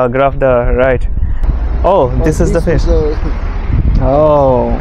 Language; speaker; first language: English; non-native, learner; Bangla